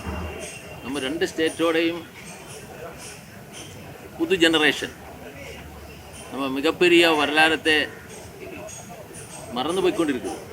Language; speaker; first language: Tamil; non-native, learner; Malayalam